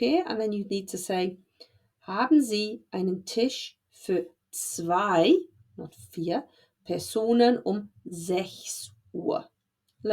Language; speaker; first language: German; non-native, fluent; English